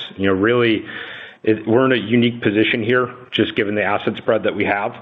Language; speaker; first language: English; native; English